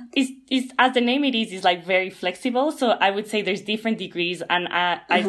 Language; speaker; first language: English; non-native, fluent; Spanish